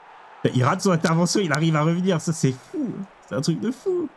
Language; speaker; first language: French; native; French